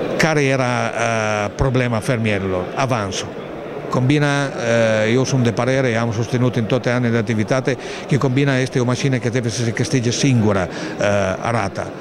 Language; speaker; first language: Romanian; non-native, fluent; Italian